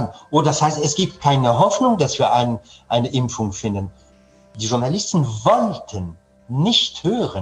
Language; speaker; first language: German; non-native, fluent; French